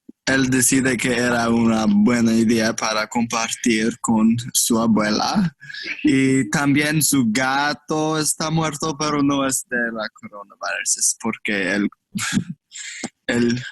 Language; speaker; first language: Spanish; non-native, learner; English